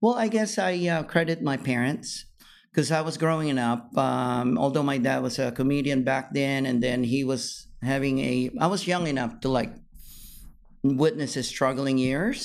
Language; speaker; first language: English; non-native, local second language; Filipino